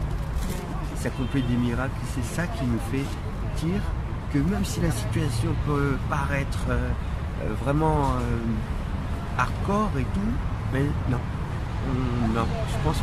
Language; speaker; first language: French; native; French